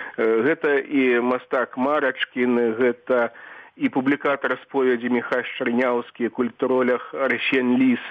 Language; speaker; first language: Belarusian; native; Belarusian